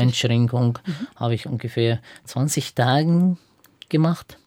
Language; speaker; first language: German; non-native, fluent; Arabic